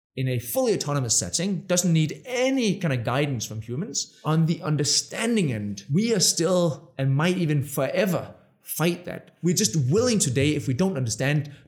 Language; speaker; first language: English; non-native, fluent; Danish